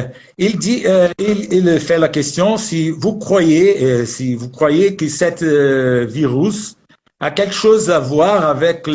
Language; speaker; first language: French; non-native, learner; Portuguese